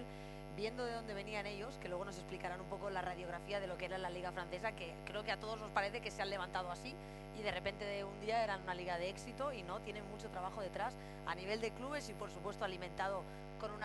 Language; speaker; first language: Spanish; native; Spanish